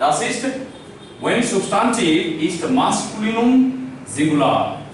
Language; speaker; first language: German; non-native, learner; Hindi